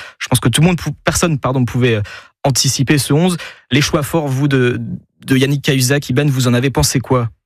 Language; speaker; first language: French; native; French